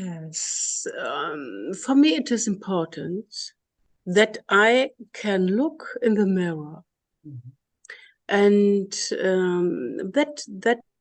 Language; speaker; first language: English; non-native, learner; German